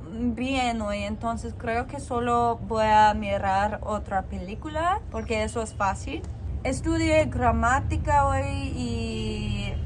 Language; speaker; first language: Spanish; non-native, learner; English